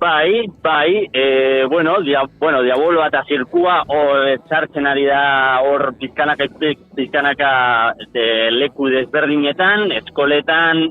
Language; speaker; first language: Basque; non-native, local second language; Spanish